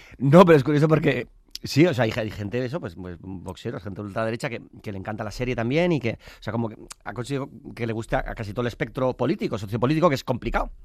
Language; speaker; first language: Spanish; native; Spanish